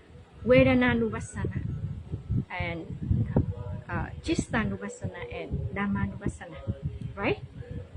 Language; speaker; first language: English; non-native, learner; Vietnamese